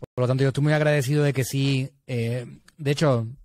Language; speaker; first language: Spanish; native; Spanish